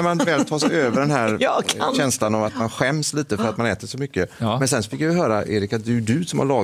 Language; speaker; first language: Swedish; native; Swedish